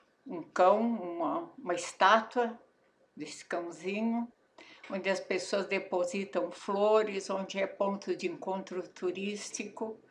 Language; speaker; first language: Portuguese; native; Portuguese